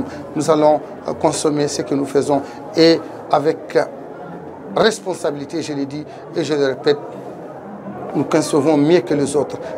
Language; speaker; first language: French; non-native, local second language; Tamasheq